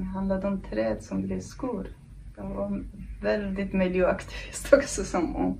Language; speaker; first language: Swedish; non-native, fluent; Kurdish